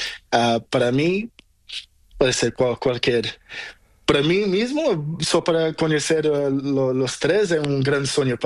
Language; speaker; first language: Spanish; non-native, learner; Portuguese